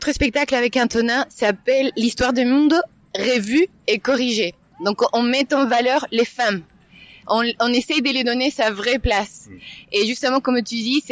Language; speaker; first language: French; non-native, fluent; Spanish